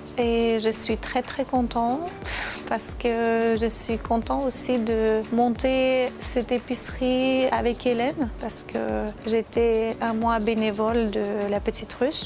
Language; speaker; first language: French; non-native, fluent; Armenian